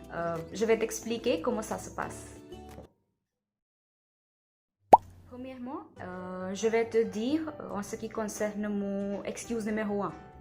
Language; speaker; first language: French; non-native, learner; Hindi